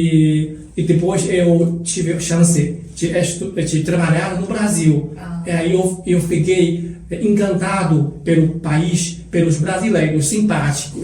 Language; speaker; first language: Portuguese; non-native, fluent; Chinese